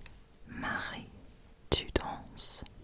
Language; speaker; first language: French; non-native, learner; English